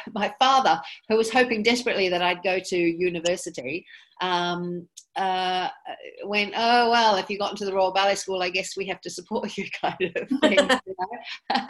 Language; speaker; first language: English; native; English